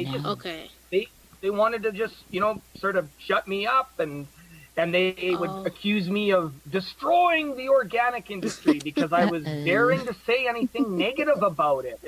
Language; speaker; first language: English; native; English